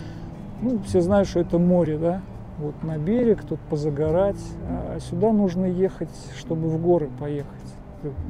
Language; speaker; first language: Russian; native; Russian